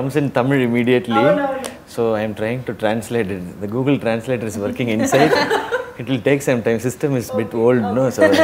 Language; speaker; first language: Telugu; non-native, learner; Tamil